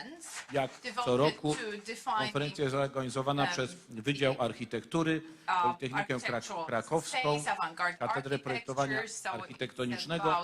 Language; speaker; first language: Polish; native; Polish